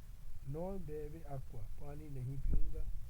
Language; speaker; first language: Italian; non-native, learner; Urdu